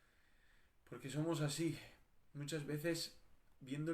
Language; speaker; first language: Spanish; native; Spanish